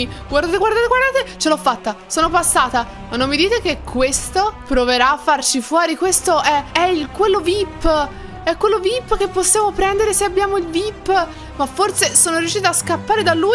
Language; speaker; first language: Italian; native; Italian